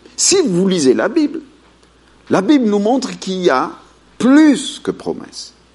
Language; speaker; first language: French; non-native, fluent; Amharic